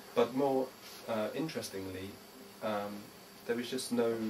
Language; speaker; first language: English; native; English